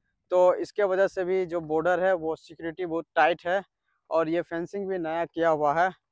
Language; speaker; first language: Hindi; native; Hindi